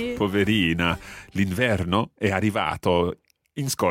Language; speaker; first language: Italian; non-native, fluent; English